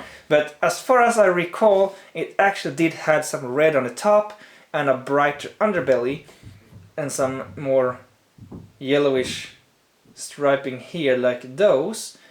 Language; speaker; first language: English; non-native, fluent; Swedish